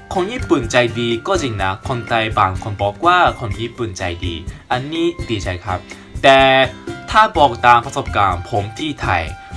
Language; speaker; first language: Thai; non-native, fluent; Japanese